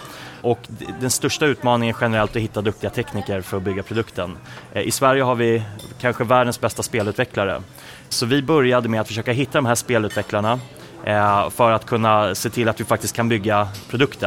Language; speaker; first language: Swedish; native; Swedish